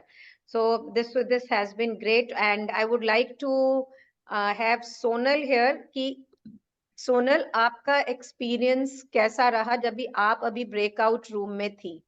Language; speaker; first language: Hindi; native; Hindi